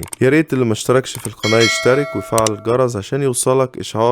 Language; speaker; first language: Arabic; native; Arabic